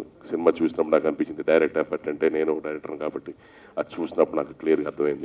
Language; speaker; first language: Telugu; native; Telugu